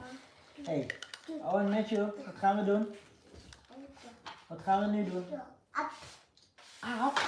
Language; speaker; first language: Dutch; non-native, fluent; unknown